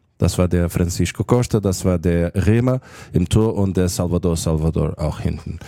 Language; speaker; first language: German; non-native, fluent; Portuguese